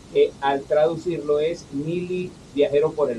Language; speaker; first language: Spanish; native; Spanish